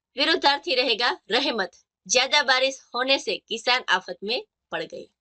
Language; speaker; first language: Hindi; non-native, local second language; Gujarati